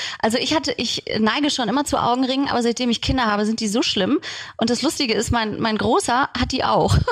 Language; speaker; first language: German; early bilingual, other home language; Turkish